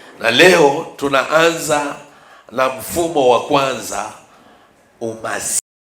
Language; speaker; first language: Swahili; non-native, local second language; Luyia